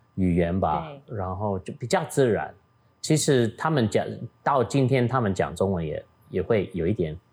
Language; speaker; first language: Chinese; non-native, fluent; Min Nan Chinese